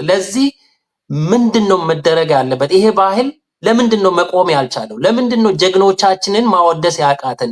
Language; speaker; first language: Amharic; non-native, local second language; Sidamo